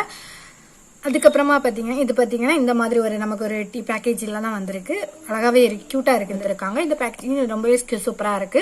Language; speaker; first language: Tamil; native; Tamil